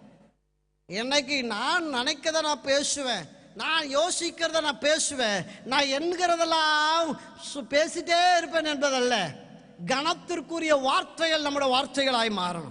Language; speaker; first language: Tamil; native; Tamil